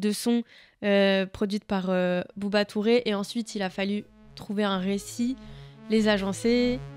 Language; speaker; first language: French; native; French